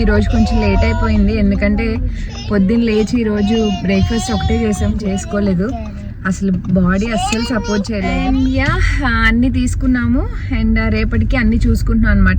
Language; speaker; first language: Telugu; native; Telugu